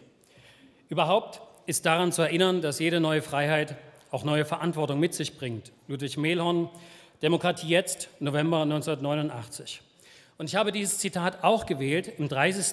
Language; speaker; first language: German; native; German